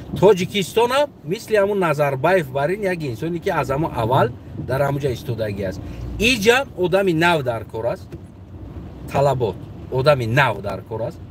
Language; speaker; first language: Tajik; non-native, local second language; Uzbek